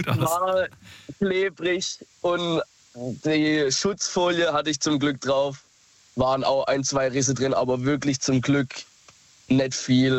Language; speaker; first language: German; native; German